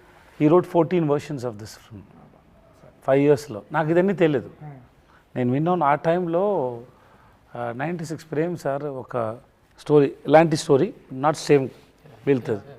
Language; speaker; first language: Telugu; non-native, learner; Tamil